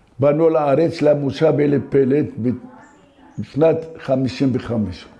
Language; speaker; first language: Hebrew; non-native, fluent; Arabic